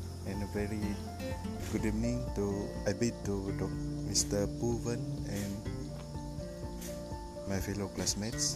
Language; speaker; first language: English; non-native, local second language; Malay